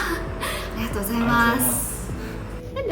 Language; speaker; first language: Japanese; non-native, learner; English